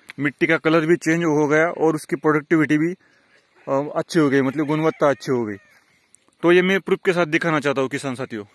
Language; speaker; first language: Hindi; non-native, local second language; Marathi